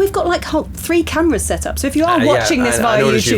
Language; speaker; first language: English; native; English